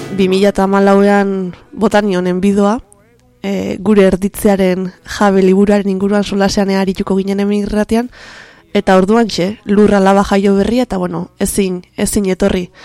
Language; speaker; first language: Basque; native; Basque